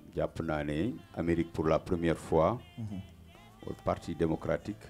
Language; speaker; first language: French; non-native, local second language; Wolof